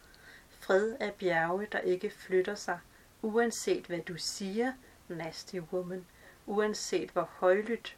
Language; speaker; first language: Danish; native; Danish